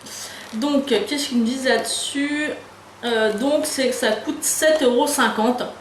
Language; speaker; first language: French; native; French